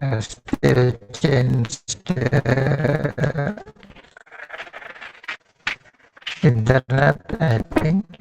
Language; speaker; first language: English; non-native, fluent; Indonesian